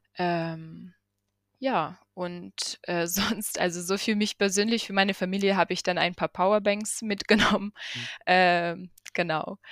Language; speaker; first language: German; non-native, fluent; Ukrainian